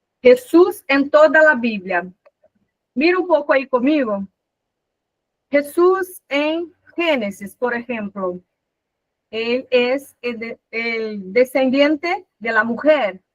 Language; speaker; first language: Spanish; non-native, fluent; Portuguese